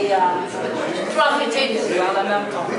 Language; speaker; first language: French; non-native, fluent; English